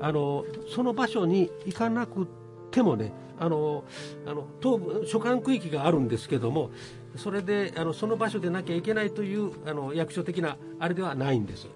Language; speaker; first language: Japanese; native; Japanese